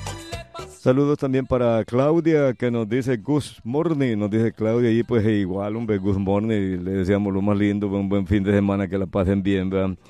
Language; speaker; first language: Spanish; native; Spanish